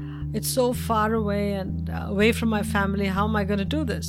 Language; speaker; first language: English; non-native, local second language; Tamil